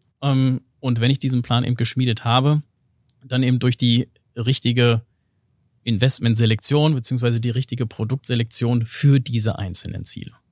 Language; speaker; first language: German; native; German